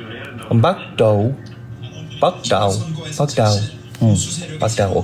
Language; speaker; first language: Vietnamese; non-native, learner; Korean